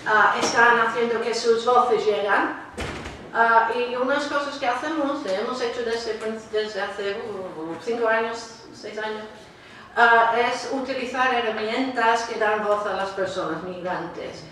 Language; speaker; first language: Spanish; non-native, fluent; English